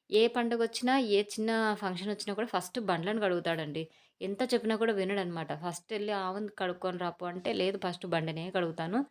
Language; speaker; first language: Telugu; native; Telugu